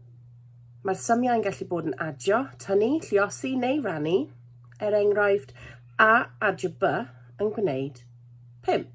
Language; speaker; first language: Welsh; non-native, local second language; English